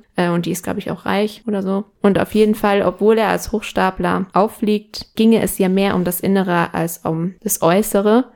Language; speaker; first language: German; non-native, fluent; Spanish